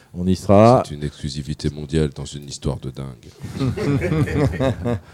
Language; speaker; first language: French; native; French